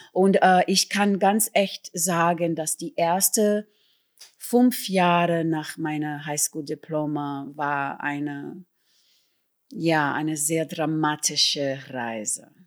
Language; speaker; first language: German; non-native, fluent; English